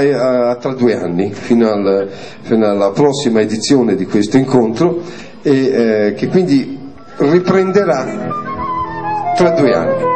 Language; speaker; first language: Italian; native; Italian